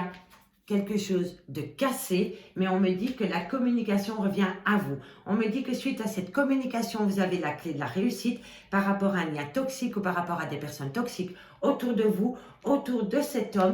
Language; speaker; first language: French; native; French